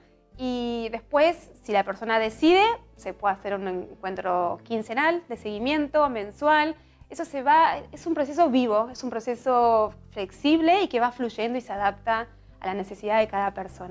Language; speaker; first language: Spanish; native; Spanish